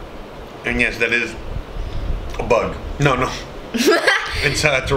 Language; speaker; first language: English; native; English